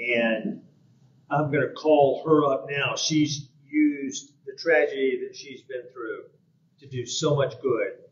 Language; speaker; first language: English; native; English